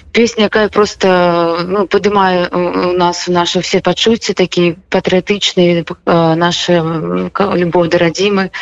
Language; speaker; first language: Belarusian; non-native, local second language; Russian